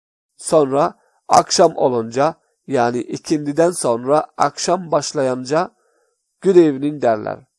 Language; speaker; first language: Turkish; non-native, fluent; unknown